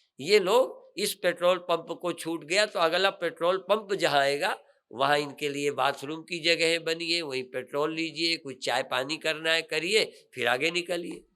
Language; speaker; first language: Hindi; native; Hindi